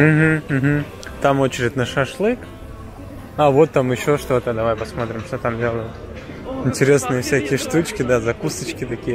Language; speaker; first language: Russian; native; Russian